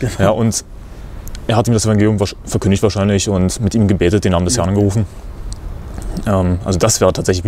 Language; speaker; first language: German; native; German